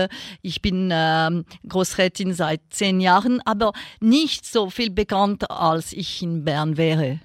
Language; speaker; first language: German; non-native, local second language; French